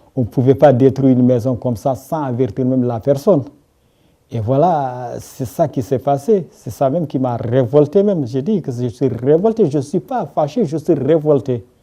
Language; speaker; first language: French; non-native, local second language; Wolof